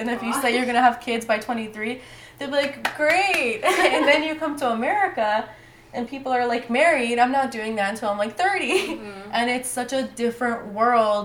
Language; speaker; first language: English; native; English